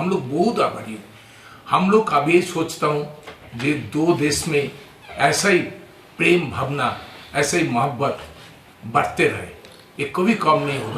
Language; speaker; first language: Hindi; non-native, local second language; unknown